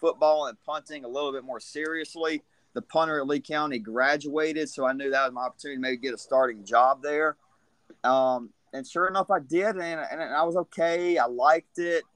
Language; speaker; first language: English; native; English